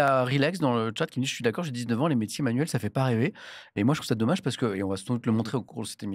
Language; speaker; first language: French; native; French